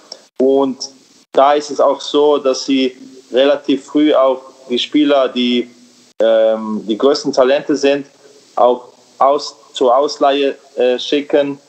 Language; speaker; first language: German; early bilingual, other home language; Serbian